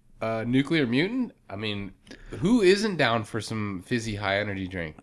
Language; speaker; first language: English; native; English